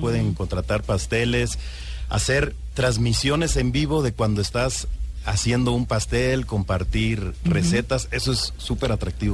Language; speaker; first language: Spanish; native; Spanish